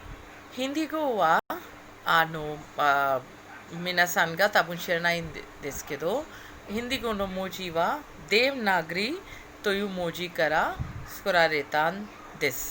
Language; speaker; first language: Japanese; non-native, fluent; Hindi